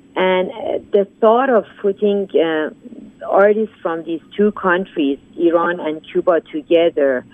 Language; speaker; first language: English; non-native, fluent; Persian